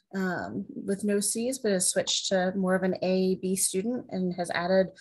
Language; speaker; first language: English; native; English